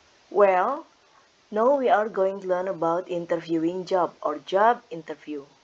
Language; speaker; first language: English; non-native, fluent; Indonesian